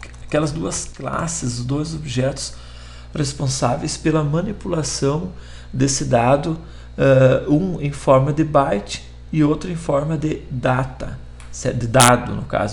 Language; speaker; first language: Portuguese; native; Portuguese